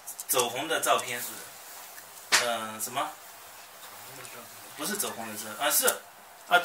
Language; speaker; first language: Chinese; native; Chinese